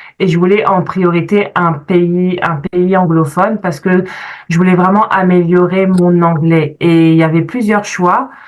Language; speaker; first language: French; early bilingual, other home language; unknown